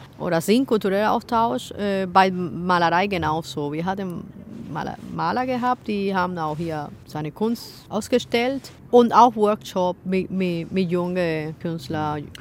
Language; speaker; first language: German; non-native, fluent; Spanish